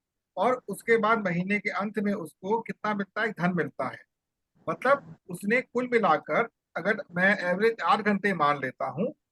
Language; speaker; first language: Hindi; native; Hindi